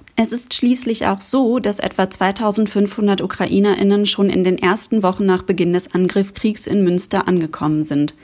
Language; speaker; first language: German; native; German